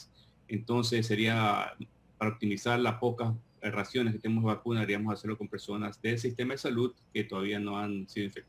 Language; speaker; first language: Spanish; native; Spanish